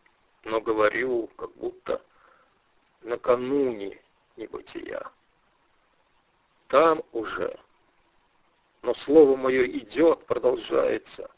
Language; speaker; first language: Russian; native; Russian